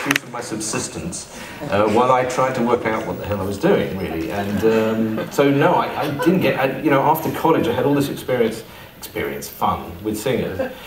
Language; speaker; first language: English; native; English